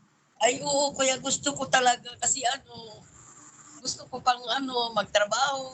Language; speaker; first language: Filipino; non-native, local second language; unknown